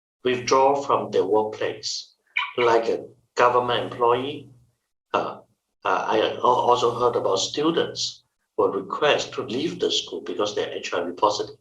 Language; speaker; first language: English; non-native, fluent; Chinese